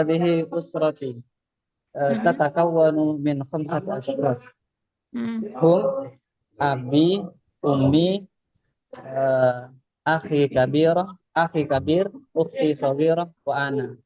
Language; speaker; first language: Arabic; non-native, learner; Indonesian